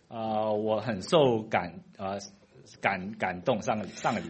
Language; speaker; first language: Chinese; non-native, fluent; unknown